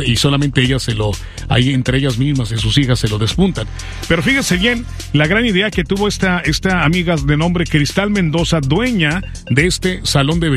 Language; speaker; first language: Spanish; native; Spanish